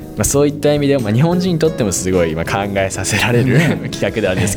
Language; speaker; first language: Japanese; native; Japanese